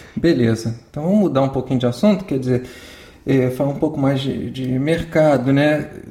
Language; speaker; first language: Portuguese; native; Portuguese